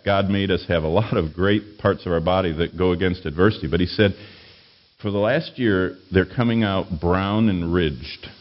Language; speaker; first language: English; native; English